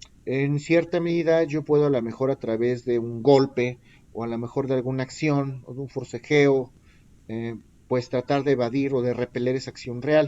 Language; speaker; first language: Spanish; native; Spanish